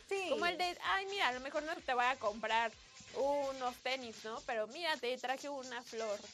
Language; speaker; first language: Spanish; native; Spanish